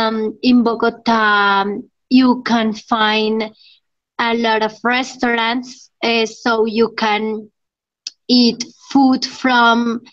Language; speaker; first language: English; non-native, learner; Spanish